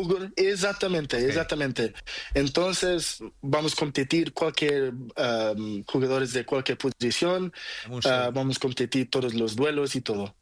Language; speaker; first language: Spanish; non-native, learner; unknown